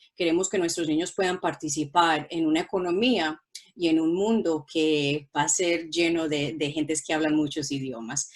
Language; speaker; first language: Spanish; non-native, local second language; English